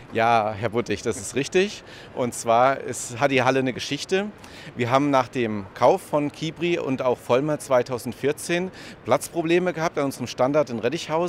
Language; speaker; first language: German; native; German